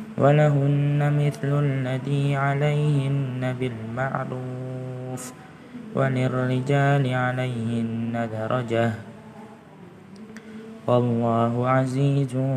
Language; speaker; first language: Arabic; non-native, learner; Indonesian